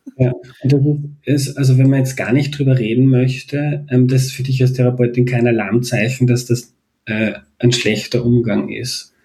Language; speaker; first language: German; native; German